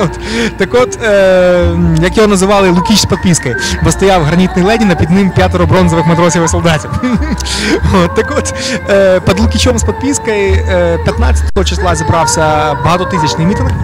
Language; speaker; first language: Ukrainian; native; Ukrainian